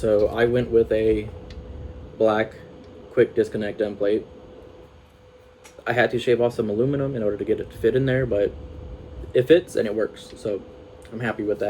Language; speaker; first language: English; native; English